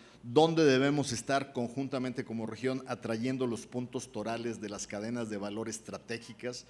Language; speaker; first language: Spanish; native; Spanish